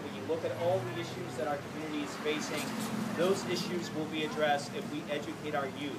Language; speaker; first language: English; early bilingual, other home language; Spanish